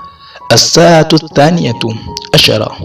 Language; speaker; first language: Arabic; non-native, fluent; Urdu